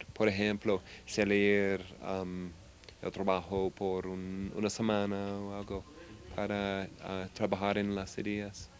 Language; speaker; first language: Spanish; non-native, fluent; English